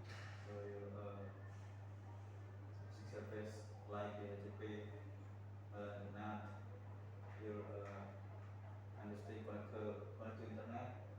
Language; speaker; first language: English; non-native, learner; Indonesian